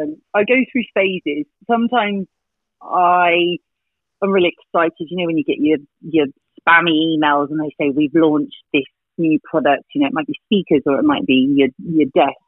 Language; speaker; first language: English; native; English